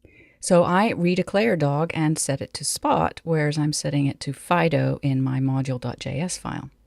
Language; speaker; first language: English; native; English